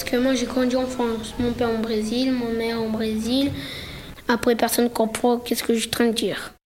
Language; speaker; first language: French; early bilingual, other home language; Portuguese